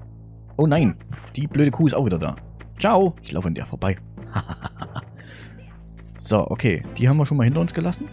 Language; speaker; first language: German; native; German